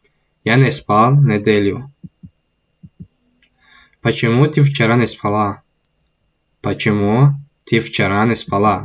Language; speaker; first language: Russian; non-native, fluent; Tajik